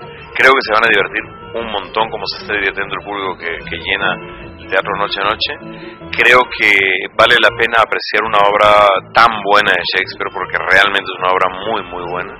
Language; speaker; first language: Spanish; native; Spanish